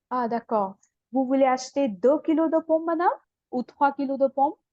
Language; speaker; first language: French; non-native, fluent; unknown